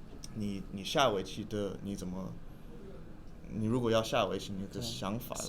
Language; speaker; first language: Chinese; early bilingual, heritage; English